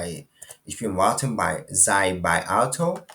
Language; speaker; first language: German; non-native, learner; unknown